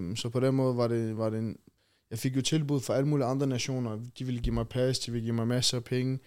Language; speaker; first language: Danish; early bilingual, other home language; Chechen